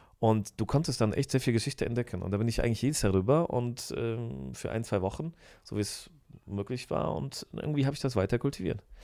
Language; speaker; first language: German; native; German